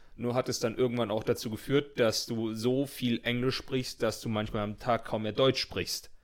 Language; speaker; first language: German; native; German